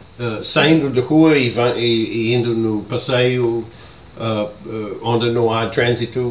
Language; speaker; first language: Portuguese; non-native, learner; English